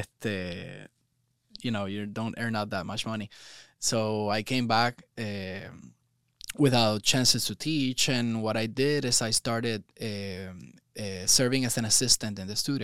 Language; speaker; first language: English; non-native, local second language; Spanish